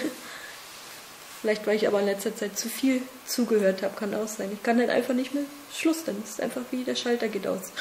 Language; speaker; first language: German; native; German